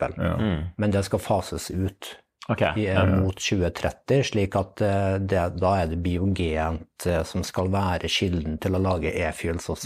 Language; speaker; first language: Norwegian; native; Norwegian